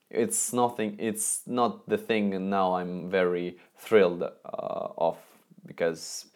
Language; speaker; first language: English; non-native, fluent; Russian